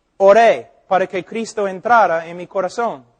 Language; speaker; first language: Spanish; non-native, fluent; English